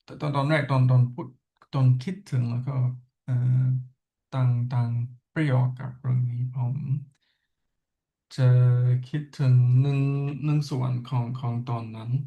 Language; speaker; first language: Thai; non-native, learner; English